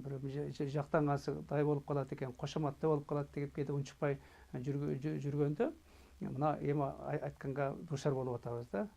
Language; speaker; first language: Kyrgyz; native; Kyrgyz